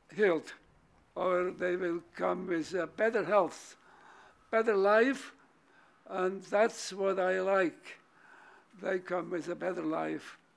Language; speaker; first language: English; non-native, fluent; German